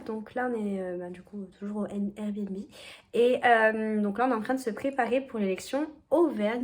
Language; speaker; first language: French; native; French